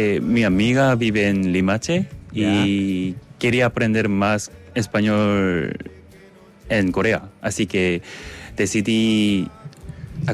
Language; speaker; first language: Spanish; non-native, learner; Korean